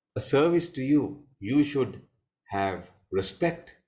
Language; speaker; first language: English; non-native, local second language; Sinhala